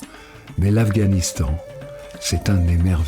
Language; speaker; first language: French; native; French